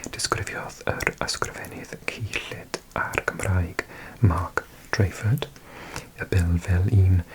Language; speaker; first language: Welsh; non-native, learner; English